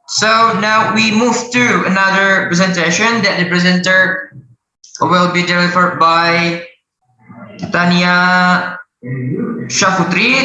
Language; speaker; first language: English; non-native, learner; Indonesian